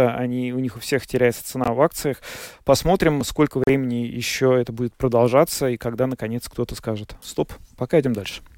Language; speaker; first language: Russian; native; Russian